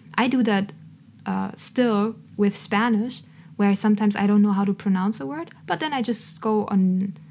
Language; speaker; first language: English; non-native, fluent; German